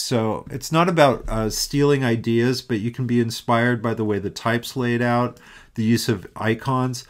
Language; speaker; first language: English; native; English